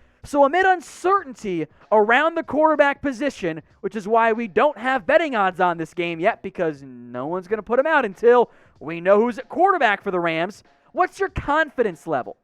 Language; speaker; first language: English; native; English